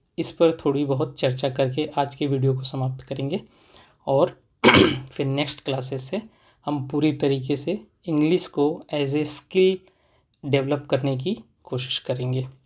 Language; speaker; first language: Hindi; native; Hindi